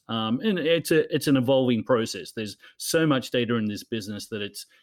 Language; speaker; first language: English; native; English